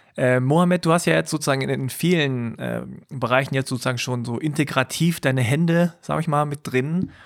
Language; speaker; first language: German; early bilingual, other home language; Korean